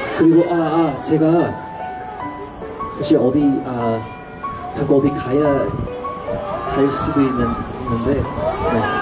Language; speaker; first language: Korean; non-native, fluent; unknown